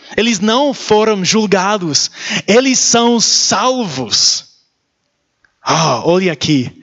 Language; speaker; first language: Portuguese; non-native, learner; English